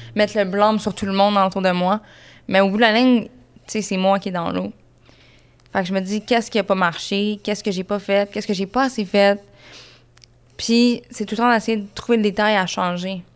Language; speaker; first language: French; native; French